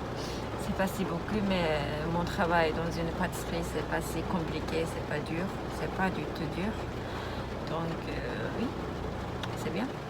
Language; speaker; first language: French; non-native, learner; Japanese